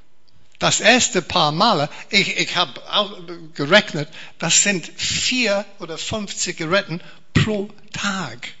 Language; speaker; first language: German; non-native, fluent; English